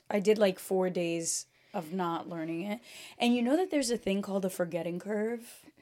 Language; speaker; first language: English; early bilingual, other home language; Portuguese